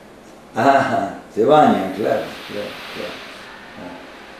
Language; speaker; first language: Spanish; native; Spanish